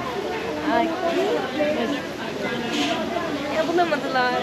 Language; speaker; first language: Spanish; non-native, learner; Turkish